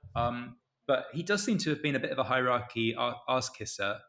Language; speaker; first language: English; native; English